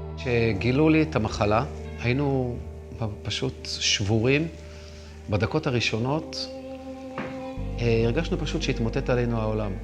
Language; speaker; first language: Hebrew; native; Hebrew